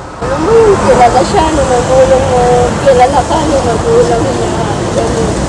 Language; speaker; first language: Filipino; non-native, local second language; Cebuano